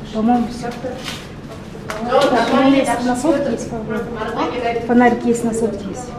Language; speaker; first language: Russian; native; Russian